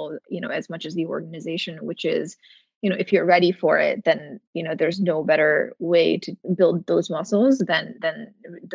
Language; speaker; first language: English; native; English